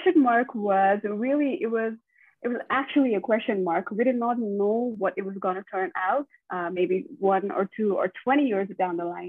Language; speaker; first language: English; non-native, local second language; Nepali